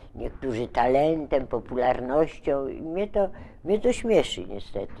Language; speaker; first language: Polish; native; Polish